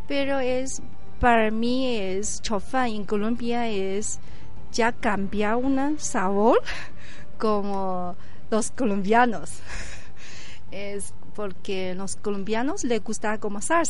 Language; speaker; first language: Spanish; non-native, learner; Chinese